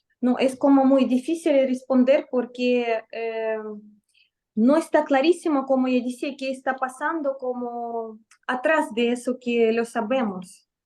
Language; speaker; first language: Spanish; non-native, fluent; Russian